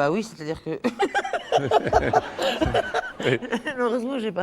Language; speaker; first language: French; native; French